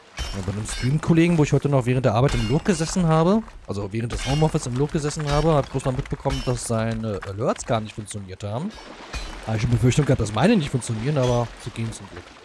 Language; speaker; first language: German; native; German